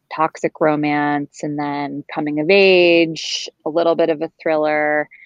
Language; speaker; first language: English; native; English